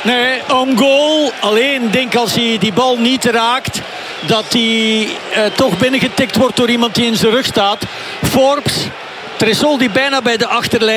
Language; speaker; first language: Dutch; native; Dutch